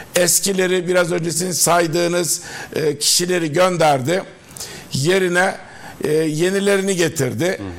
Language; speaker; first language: Turkish; native; Turkish